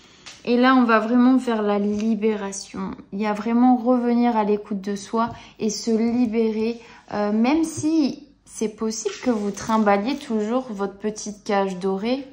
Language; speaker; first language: French; native; French